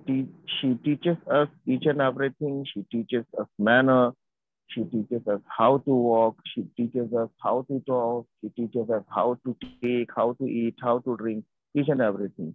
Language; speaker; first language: English; non-native, local second language; Hindi